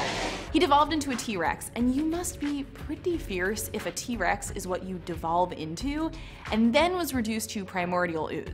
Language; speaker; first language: English; native; English